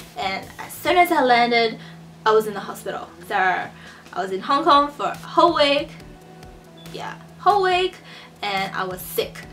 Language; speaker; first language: English; early bilingual, other home language; Chinese